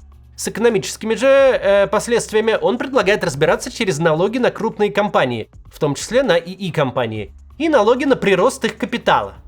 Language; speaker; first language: Russian; native; Russian